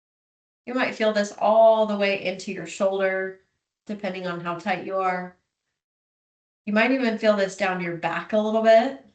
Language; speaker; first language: English; native; English